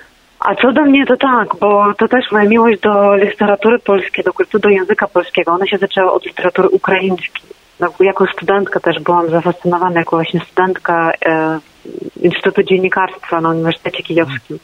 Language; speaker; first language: Polish; non-native, fluent; Ukrainian